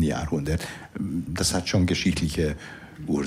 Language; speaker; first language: German; non-native, fluent; Hungarian